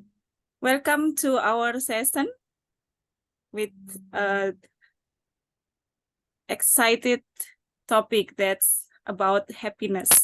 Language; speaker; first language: English; non-native, learner; Indonesian